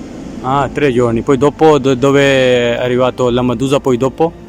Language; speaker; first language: Italian; non-native, learner; Urdu